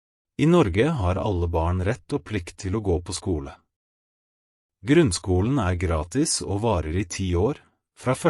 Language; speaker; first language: Norwegian; non-native, fluent; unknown